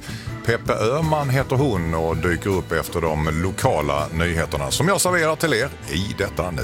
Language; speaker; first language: Swedish; native; Swedish